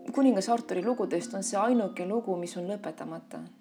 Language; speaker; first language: Estonian; non-native, local second language; Russian